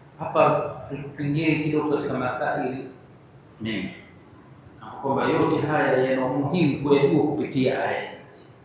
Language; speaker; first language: Swahili; native; Swahili